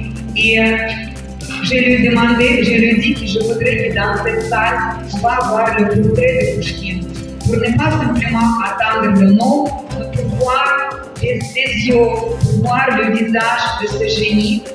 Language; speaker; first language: French; non-native, fluent; Russian